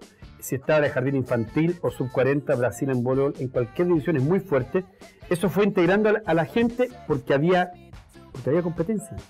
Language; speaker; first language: Spanish; native; Spanish